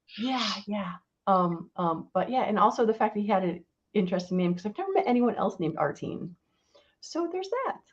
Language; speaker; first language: English; native; English